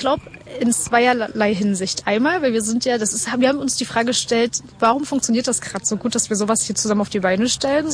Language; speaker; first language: German; native; German